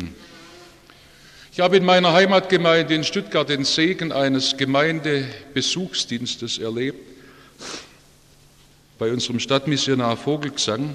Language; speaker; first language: German; native; German